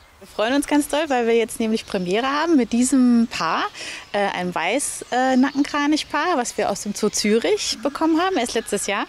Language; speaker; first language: German; native; German